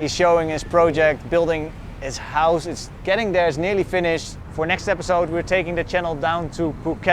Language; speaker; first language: English; non-native, fluent; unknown